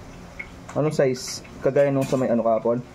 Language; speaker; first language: Filipino; native; Filipino